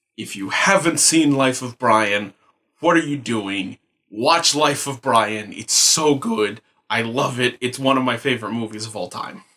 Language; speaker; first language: English; native; English